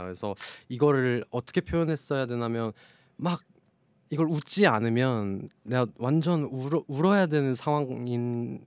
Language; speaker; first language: Korean; native; Korean